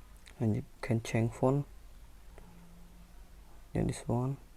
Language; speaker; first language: English; non-native, learner; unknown